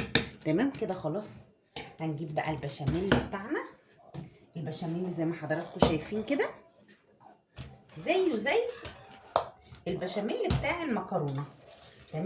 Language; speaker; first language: Arabic; native; Arabic